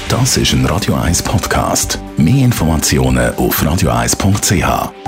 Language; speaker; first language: German; native; German